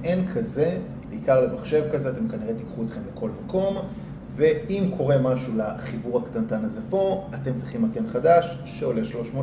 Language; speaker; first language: Hebrew; native; Hebrew